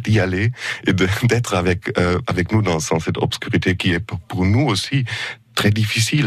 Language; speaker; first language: French; non-native, fluent; German